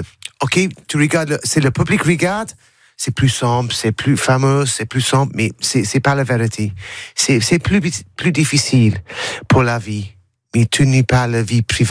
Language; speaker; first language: French; non-native, learner; English